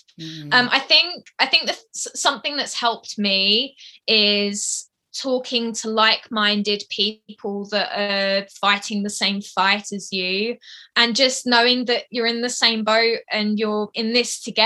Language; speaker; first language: English; native; English